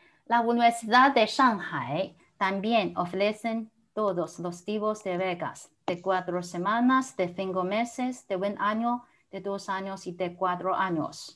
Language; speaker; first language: Spanish; non-native, fluent; Chinese